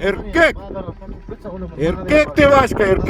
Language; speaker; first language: Russian; native; Russian